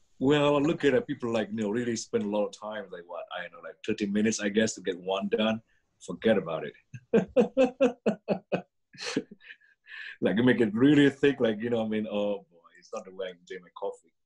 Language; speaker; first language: English; non-native, fluent; Indonesian